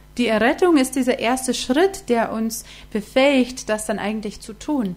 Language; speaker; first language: German; native; German